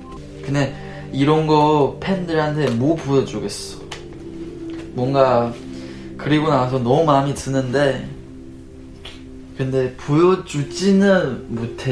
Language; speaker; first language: Korean; non-native, fluent; Chinese